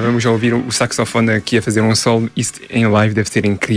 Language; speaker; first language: Portuguese; early bilingual, heritage; Portuguese